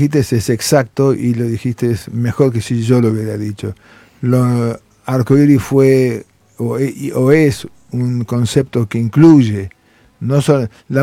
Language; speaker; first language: Spanish; non-native, local second language; Armenian